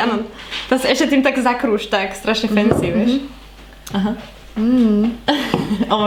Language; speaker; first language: Slovak; native; Slovak